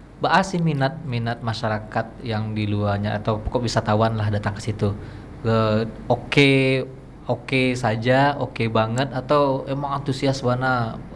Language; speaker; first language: Indonesian; non-native, local second language; Minangkabau